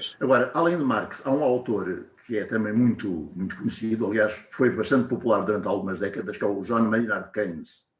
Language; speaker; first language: Portuguese; native; Portuguese